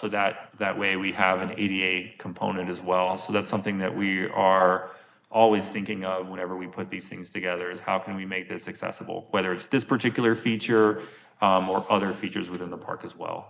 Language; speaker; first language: English; native; English